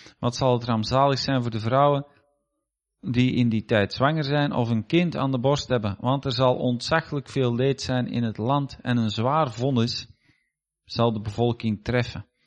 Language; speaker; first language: Dutch; native; Dutch